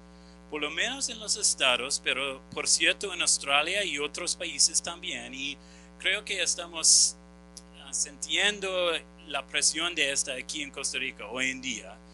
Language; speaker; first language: Spanish; non-native, fluent; English